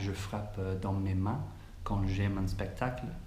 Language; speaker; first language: French; non-native, fluent; English